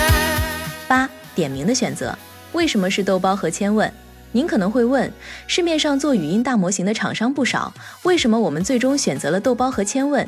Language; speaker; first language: Chinese; native; Chinese